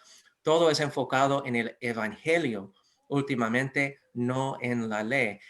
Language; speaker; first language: Spanish; non-native, fluent; English